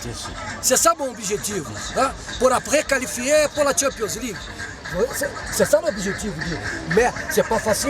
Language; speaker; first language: French; non-native, fluent; Portuguese